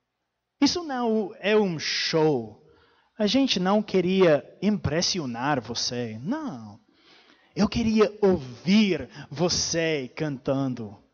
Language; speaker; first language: Portuguese; non-native, fluent; English